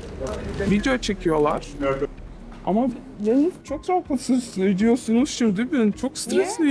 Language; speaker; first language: Turkish; non-native, learner; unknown